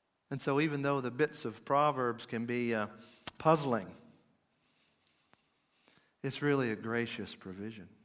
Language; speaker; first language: English; native; English